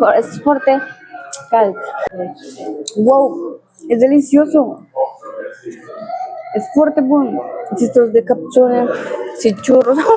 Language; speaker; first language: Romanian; non-native, learner; Spanish